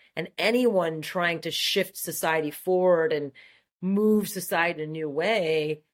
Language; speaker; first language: English; non-native, fluent; French